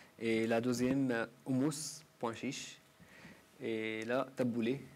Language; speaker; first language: French; non-native, learner; Arabic